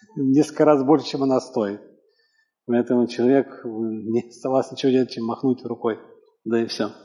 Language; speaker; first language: Russian; native; Russian